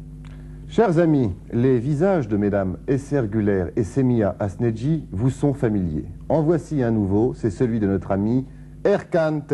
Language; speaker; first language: French; native; French